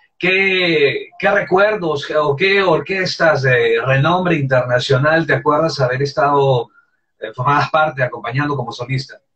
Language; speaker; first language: Spanish; native; Spanish